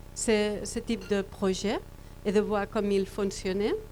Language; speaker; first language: French; non-native, fluent; Spanish